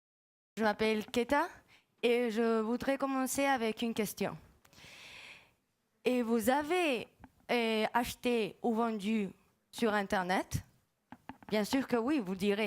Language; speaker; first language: French; non-native, fluent; Spanish